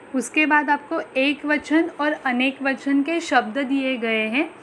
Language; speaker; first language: Hindi; non-native, local second language; Marathi